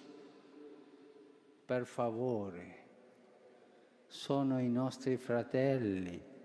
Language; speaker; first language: Italian; non-native, fluent; Spanish